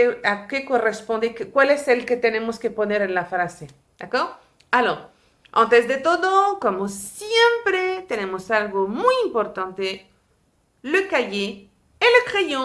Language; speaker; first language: Spanish; non-native, fluent; French